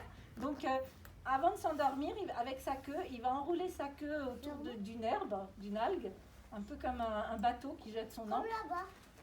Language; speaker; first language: French; native; French